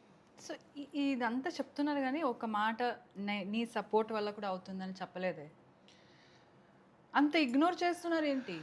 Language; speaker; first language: Telugu; non-native, fluent; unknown